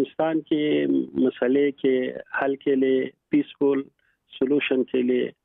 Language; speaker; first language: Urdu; non-native, fluent; Pashto